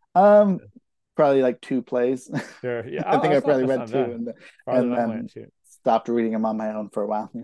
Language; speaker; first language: English; native; English